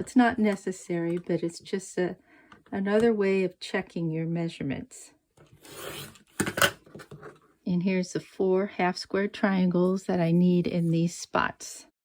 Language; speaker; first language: English; native; English